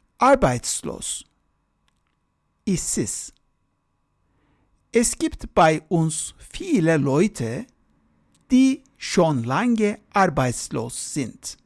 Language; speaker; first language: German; non-native, fluent; Turkish